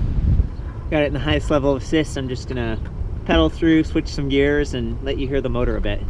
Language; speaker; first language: English; native; English